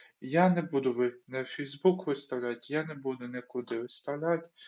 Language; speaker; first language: Ukrainian; non-native, local second language; Russian